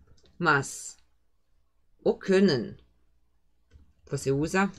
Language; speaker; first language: Portuguese; non-native, fluent; German